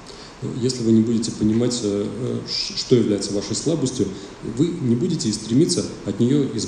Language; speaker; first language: Russian; native; Russian